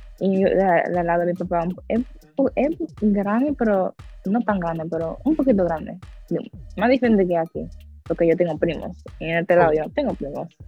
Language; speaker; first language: Spanish; early bilingual, heritage; English